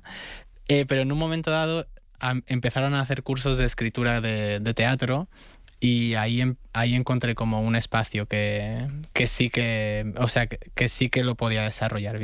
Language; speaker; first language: Spanish; native; Spanish